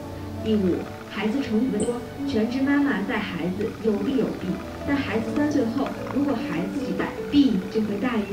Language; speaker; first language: Chinese; native; Chinese